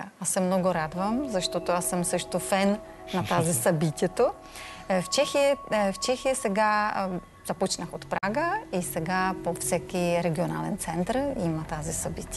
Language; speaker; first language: Bulgarian; non-native, learner; Czech